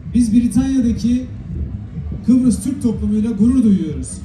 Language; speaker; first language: Turkish; native; Turkish